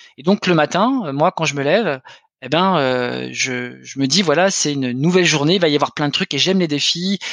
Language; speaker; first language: French; native; French